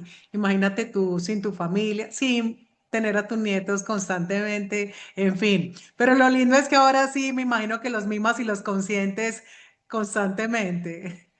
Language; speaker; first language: Spanish; native; Spanish